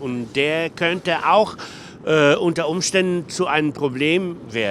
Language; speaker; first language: German; non-native, fluent; Polish